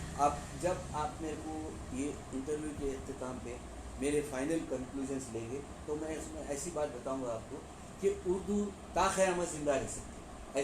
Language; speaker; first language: Urdu; native; Urdu